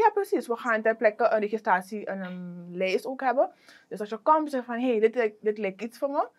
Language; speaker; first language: Dutch; native; Dutch